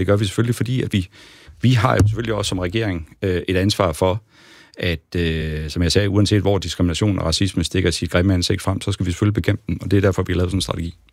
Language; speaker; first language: Danish; native; Danish